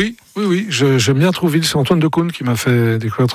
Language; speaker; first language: French; native; French